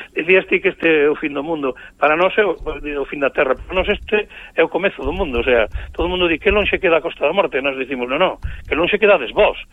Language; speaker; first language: Galician; native; Galician